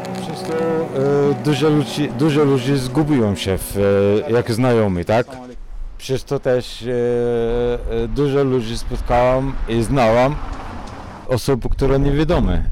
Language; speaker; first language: Polish; non-native, learner; Arabic